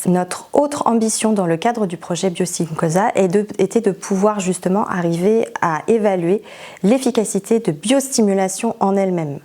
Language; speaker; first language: French; native; French